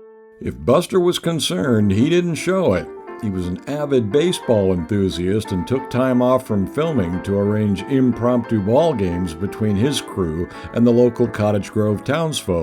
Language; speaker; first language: English; native; English